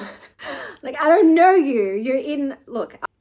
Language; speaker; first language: English; native; English